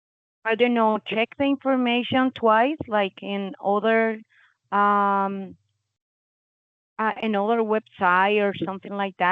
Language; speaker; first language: English; non-native, learner; Spanish